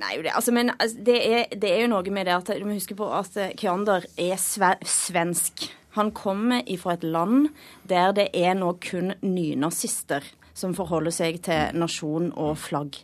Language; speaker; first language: Norwegian; native; Norwegian